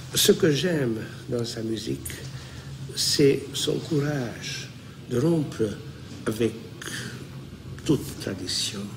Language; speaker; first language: French; non-native, fluent; Hungarian